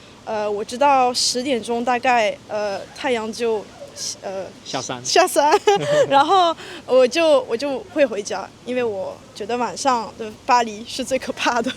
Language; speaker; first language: Chinese; early bilingual, heritage; French